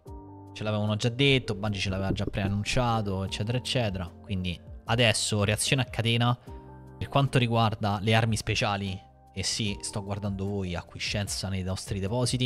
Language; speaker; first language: Italian; native; Italian